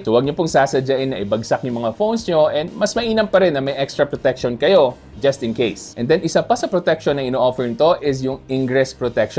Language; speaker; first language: Filipino; native; Filipino